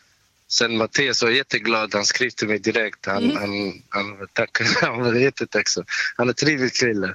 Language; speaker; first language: Swedish; non-native, fluent; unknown